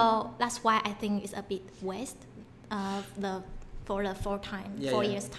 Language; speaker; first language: English; non-native, fluent; Chinese